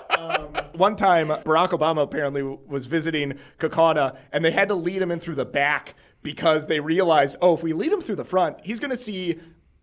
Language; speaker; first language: English; native; English